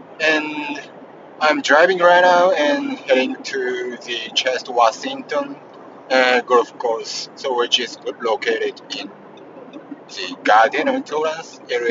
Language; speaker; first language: English; non-native, learner; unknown